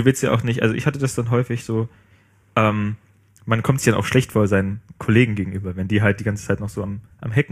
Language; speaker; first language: German; native; German